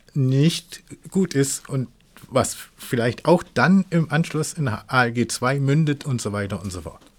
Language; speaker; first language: German; non-native, fluent; English